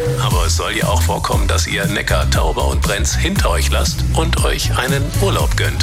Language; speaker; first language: German; native; German